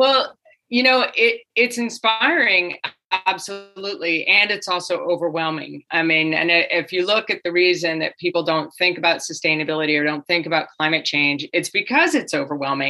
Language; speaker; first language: English; native; English